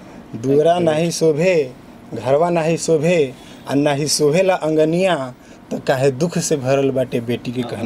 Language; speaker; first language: Hindi; native; Hindi